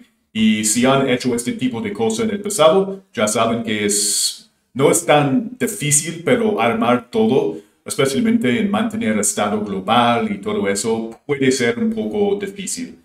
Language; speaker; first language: Spanish; non-native, fluent; English